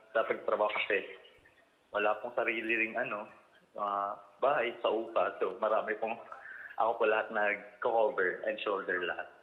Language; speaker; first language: Filipino; native; Filipino